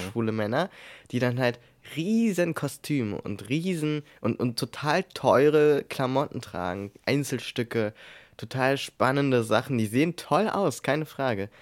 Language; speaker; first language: German; native; German